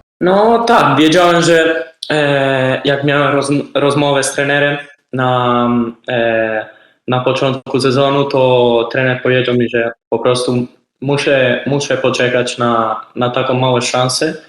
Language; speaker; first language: Polish; early bilingual, heritage; Polish